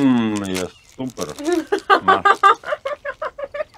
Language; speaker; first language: Polish; non-native, learner; Russian